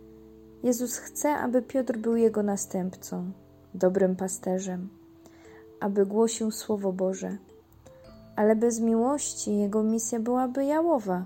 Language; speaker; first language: Polish; native; Polish